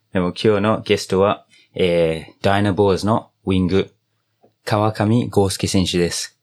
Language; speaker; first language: Japanese; non-native, fluent; English